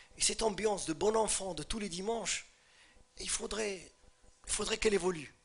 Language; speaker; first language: French; non-native, local second language; Arabic